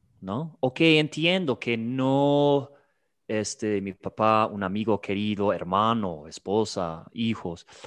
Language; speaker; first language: Spanish; non-native, fluent; English